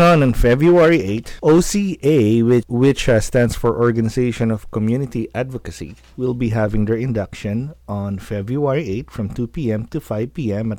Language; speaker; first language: English; non-native, local second language; Filipino